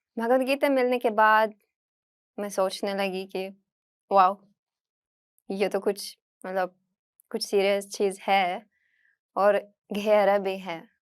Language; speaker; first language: Hindi; non-native, fluent; Russian